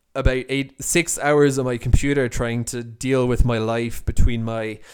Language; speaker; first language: English; native; English